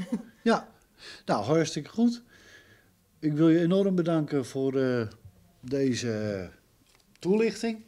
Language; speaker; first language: Dutch; native; Dutch